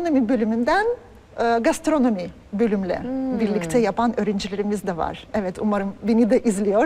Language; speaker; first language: Turkish; non-native, fluent; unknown